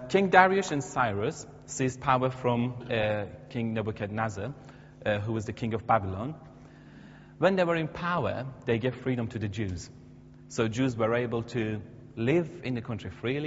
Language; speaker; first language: English; non-native, fluent; Persian